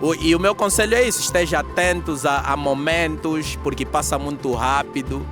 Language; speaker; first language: Portuguese; native; Portuguese